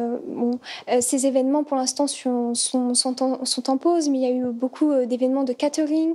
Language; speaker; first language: French; native; French